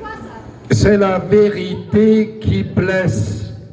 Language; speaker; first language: French; non-native, local second language; Luxembourgish